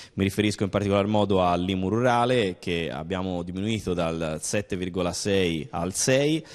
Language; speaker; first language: Italian; native; Italian